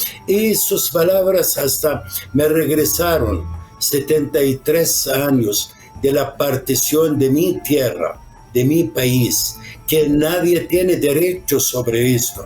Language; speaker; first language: Spanish; non-native, fluent; Arabic